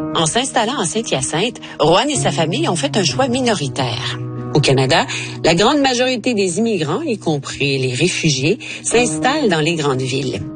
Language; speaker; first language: French; native; French